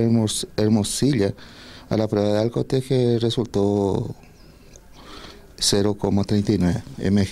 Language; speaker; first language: Spanish; native; Spanish